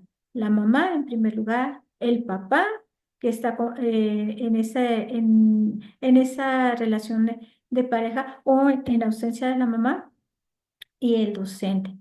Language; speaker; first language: Spanish; native; Spanish